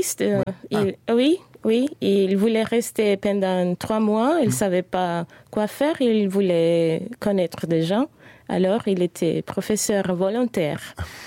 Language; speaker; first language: French; non-native, fluent; Spanish